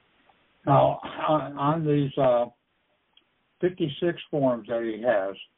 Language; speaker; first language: English; native; English